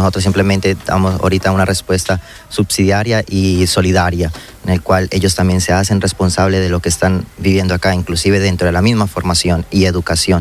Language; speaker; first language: Spanish; native; Spanish